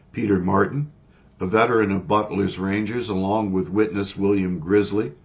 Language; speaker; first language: English; native; English